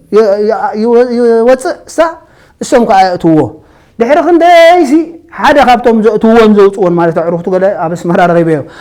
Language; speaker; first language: Tigrinya; native; Tigrinya